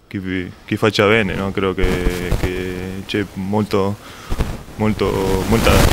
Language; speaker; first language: Italian; non-native, learner; Spanish